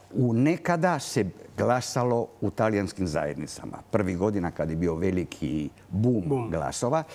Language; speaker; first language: Croatian; non-native, local second language; Italian